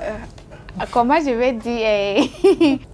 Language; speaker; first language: French; non-native, learner; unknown